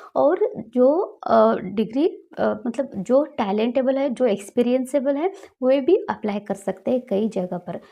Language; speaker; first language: Hindi; non-native, local second language; Kannada